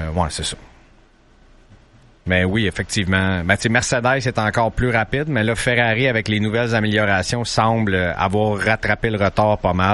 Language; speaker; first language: French; native; French